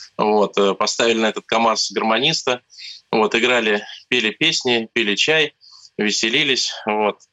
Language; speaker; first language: Russian; native; Russian